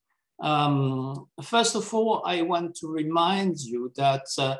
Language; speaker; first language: English; non-native, fluent; Italian